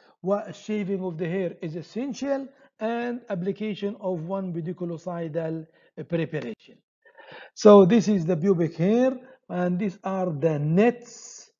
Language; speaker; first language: English; non-native, fluent; Arabic